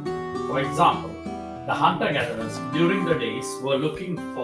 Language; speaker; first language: English; non-native, local second language; Tamil